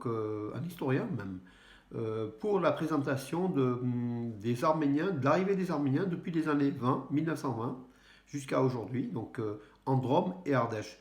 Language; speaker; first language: French; native; French